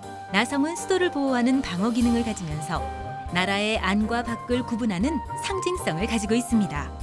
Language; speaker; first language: Korean; native; Korean